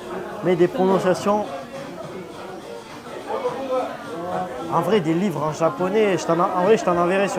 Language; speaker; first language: French; native; French